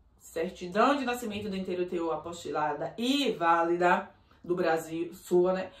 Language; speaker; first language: Portuguese; native; Portuguese